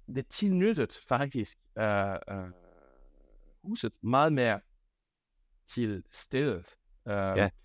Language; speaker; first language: Danish; non-native, fluent; French